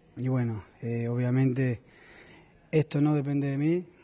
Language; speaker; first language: Spanish; native; Spanish